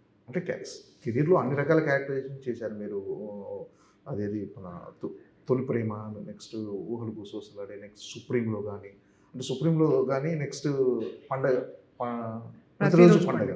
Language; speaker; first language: Telugu; native; Telugu